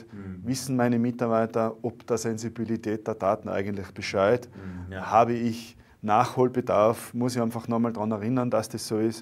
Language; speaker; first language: German; native; German